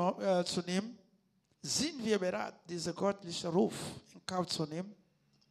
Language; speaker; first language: German; non-native, learner; Lingala